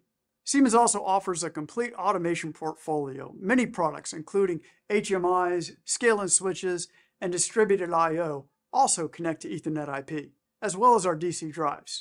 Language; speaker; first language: English; native; English